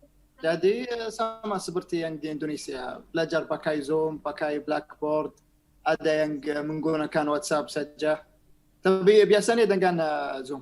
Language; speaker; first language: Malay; non-native, learner; Arabic